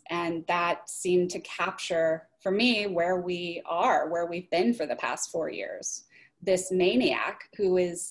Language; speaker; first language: English; native; English